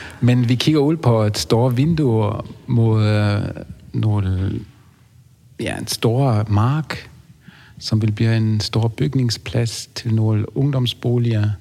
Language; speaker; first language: Danish; non-native, fluent; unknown